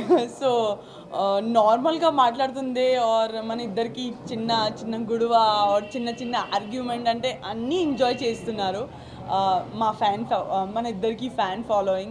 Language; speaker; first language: Telugu; non-native, learner; Gujarati